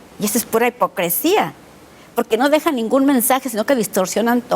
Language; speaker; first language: Spanish; native; Spanish